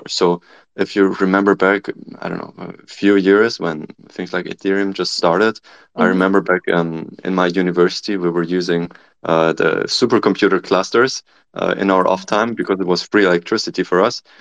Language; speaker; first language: English; non-native, fluent; German